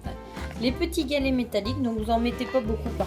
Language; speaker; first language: French; native; French